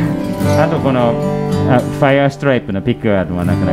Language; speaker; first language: Japanese; non-native, fluent; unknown